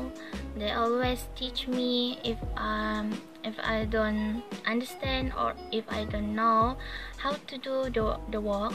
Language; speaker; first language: English; non-native, learner; Malay